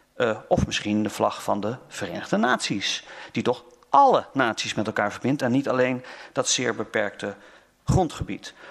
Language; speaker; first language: Dutch; native; Dutch